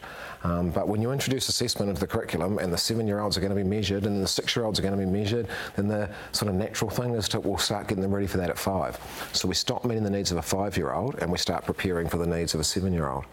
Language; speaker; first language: English; native; English